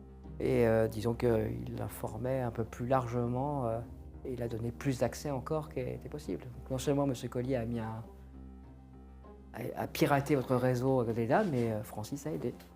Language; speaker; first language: French; native; French